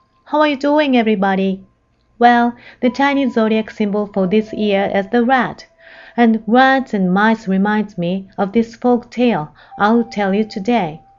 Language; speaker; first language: English; non-native, fluent; Japanese